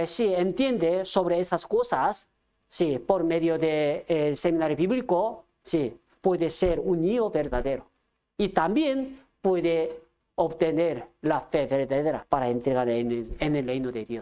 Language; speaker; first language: Spanish; non-native, fluent; Korean